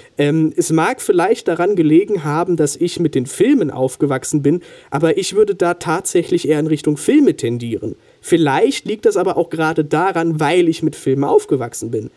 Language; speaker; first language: German; native; German